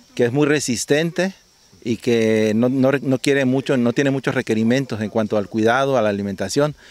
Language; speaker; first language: Spanish; native; Spanish